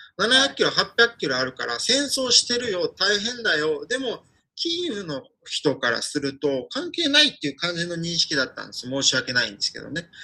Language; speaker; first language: Japanese; non-native, fluent; Ukrainian